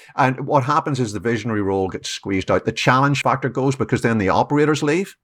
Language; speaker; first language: English; native; English